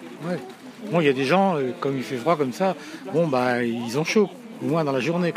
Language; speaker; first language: French; native; French